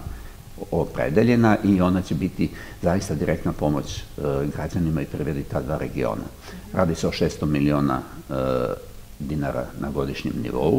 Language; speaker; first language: Serbian; native; Serbian